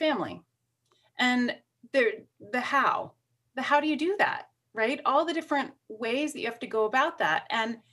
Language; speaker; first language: English; native; English